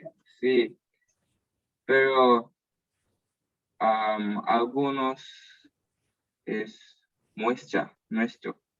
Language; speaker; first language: Spanish; non-native, learner; English